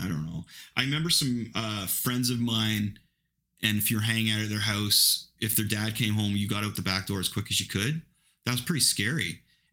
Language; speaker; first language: English; native; English